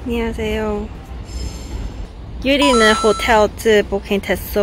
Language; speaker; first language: Korean; non-native, learner; Cantonese